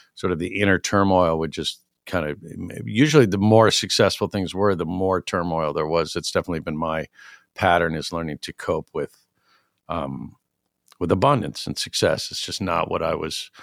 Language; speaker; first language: English; native; English